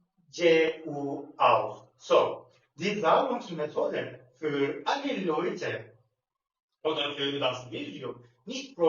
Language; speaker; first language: German; non-native, learner; Turkish